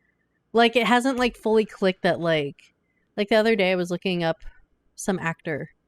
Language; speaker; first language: English; native; English